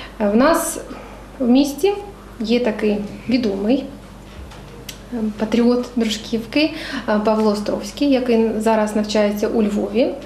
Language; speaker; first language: Ukrainian; non-native, local second language; Russian